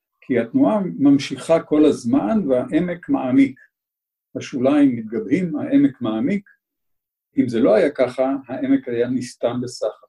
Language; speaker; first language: Hebrew; native; Hebrew